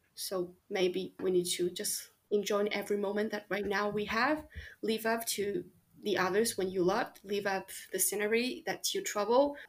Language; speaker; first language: English; non-native, fluent; Chinese